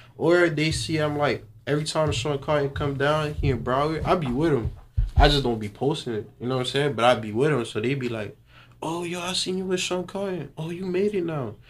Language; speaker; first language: English; early bilingual, other home language; Haitian Creole